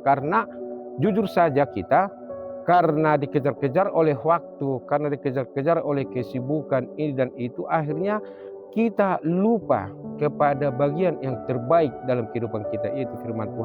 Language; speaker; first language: Indonesian; native; Indonesian